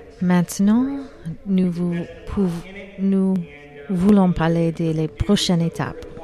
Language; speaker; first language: French; non-native, learner; English